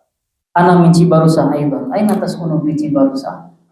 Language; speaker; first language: Arabic; non-native, fluent; Indonesian